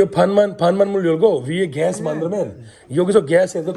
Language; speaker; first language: Korean; non-native, learner; Hindi